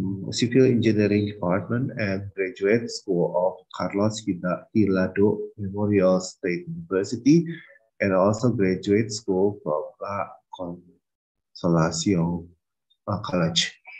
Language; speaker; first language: English; non-native, fluent; Indonesian